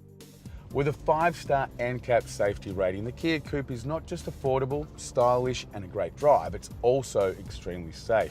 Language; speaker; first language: English; native; English